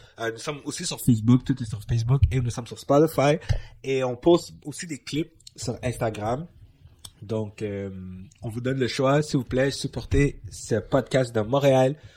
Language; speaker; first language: French; non-native, local second language; English